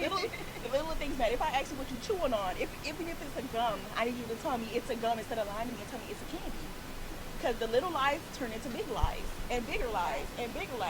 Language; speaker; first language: English; native; English